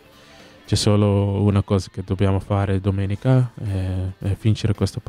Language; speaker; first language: Italian; non-native, learner; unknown